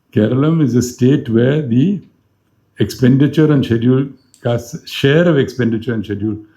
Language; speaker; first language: English; non-native, local second language; Malayalam